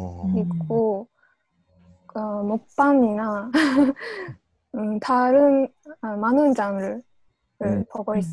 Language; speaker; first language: Korean; non-native, learner; Japanese